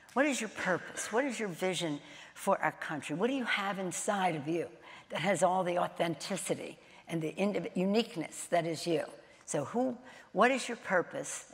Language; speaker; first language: English; native; English